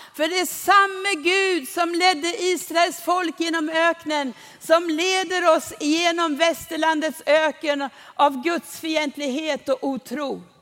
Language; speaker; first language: Swedish; non-native, fluent; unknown